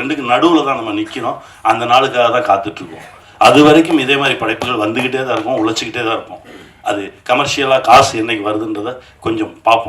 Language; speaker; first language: Tamil; native; Tamil